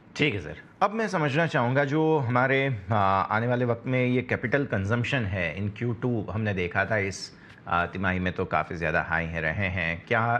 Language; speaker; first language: Hindi; non-native, local second language; Gujarati